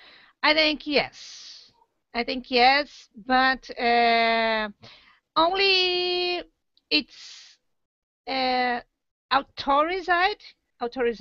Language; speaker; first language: English; non-native, learner; Portuguese